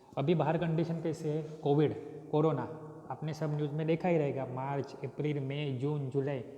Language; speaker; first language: Hindi; non-native, local second language; Marathi